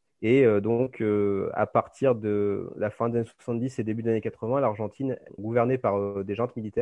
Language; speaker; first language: French; native; French